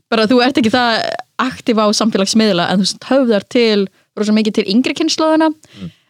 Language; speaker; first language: Icelandic; native; Icelandic